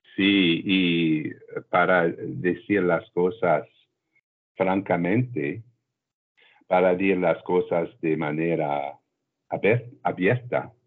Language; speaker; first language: Spanish; non-native, learner; French